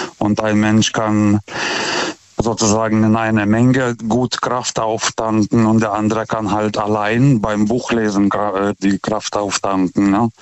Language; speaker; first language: German; non-native, fluent; Lithuanian